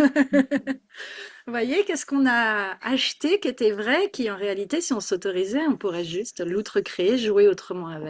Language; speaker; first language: French; native; French